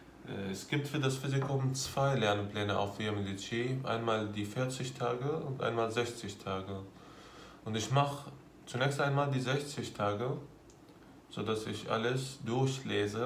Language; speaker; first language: German; non-native, fluent; Arabic